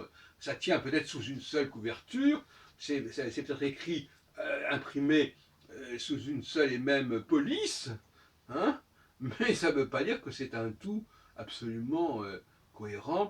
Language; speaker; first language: French; native; French